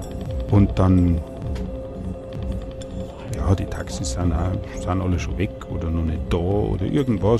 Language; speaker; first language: German; native; German